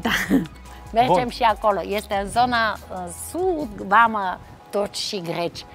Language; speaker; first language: Romanian; non-native, fluent; Bulgarian